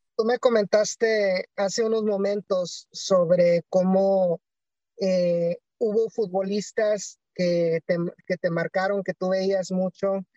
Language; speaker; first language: Spanish; native; Spanish